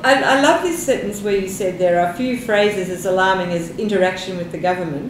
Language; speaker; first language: English; native; English